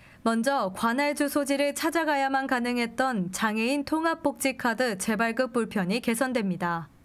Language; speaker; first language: Korean; native; Korean